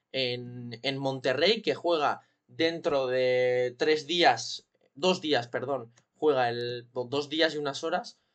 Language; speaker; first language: Spanish; native; Spanish